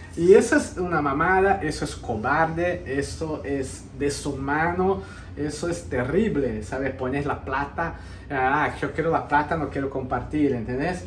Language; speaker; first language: Spanish; early bilingual, heritage; Spanish